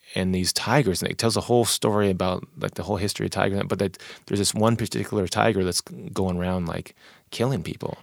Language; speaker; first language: English; native; English